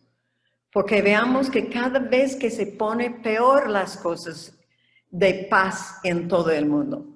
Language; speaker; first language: Spanish; non-native, fluent; English